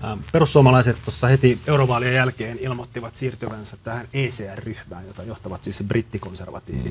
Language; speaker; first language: Finnish; native; Finnish